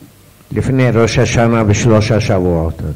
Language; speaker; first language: Hebrew; non-native, fluent; Arabic